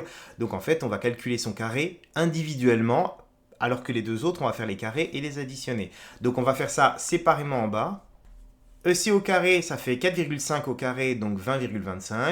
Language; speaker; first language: French; native; French